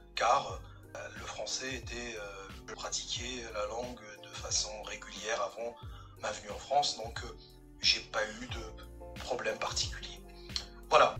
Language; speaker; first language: French; non-native, local second language; Kabyle